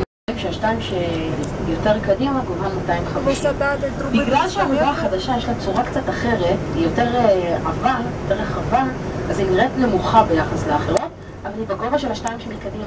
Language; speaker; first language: Hebrew; native; Hebrew